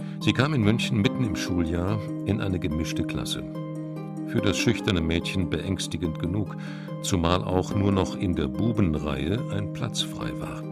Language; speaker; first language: German; native; German